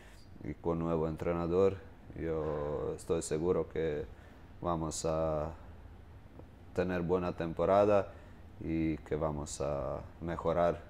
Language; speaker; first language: Spanish; non-native, fluent; Croatian